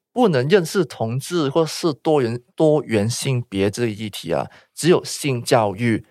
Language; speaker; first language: Chinese; non-native, local second language; Cantonese